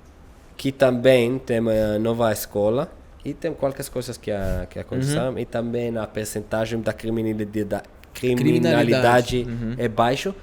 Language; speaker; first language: Portuguese; non-native, learner; Hebrew